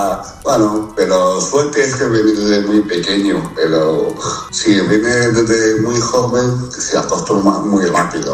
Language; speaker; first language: Spanish; non-native, fluent; Chinese